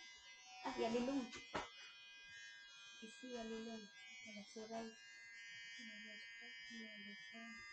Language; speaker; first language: French; non-native, learner; Spanish